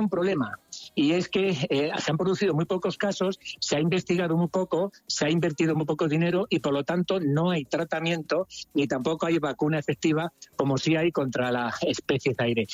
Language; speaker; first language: Spanish; native; Spanish